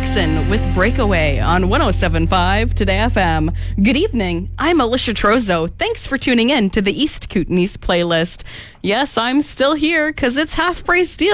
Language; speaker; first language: English; native; English